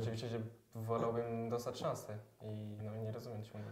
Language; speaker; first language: Polish; early bilingual, heritage; French